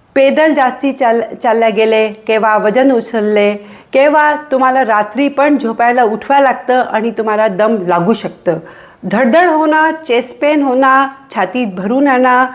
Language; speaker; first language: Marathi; non-native, local second language; Hindi